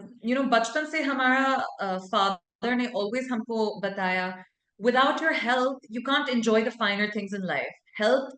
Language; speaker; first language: Hindi; non-native, local second language; English